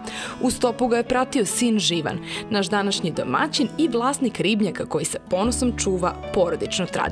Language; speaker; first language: Serbian; native; Serbian